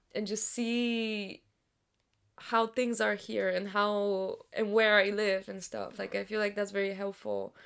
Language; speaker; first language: English; non-native, fluent; Bulgarian